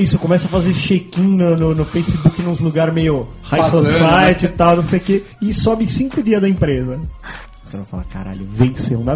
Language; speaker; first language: Portuguese; native; Portuguese